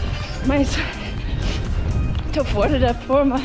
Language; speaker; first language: Portuguese; non-native, fluent; English